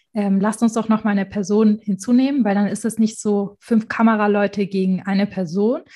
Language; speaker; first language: German; native; German